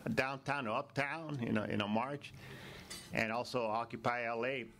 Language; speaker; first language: English; native; English